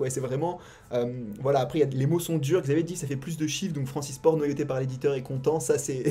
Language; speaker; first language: French; native; French